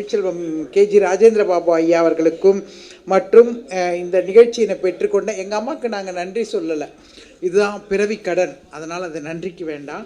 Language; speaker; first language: Tamil; native; Tamil